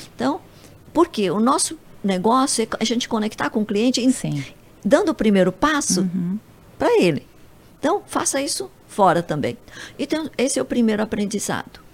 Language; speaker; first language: Portuguese; early bilingual, other home language; Japanese